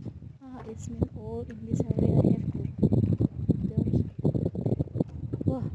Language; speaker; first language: English; non-native, learner; Indonesian